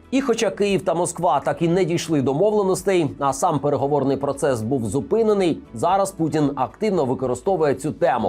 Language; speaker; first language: Ukrainian; native; Ukrainian